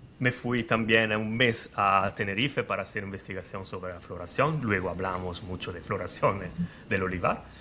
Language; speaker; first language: Spanish; non-native, learner; Italian